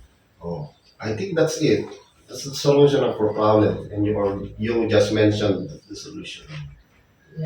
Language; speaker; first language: English; non-native, local second language; Filipino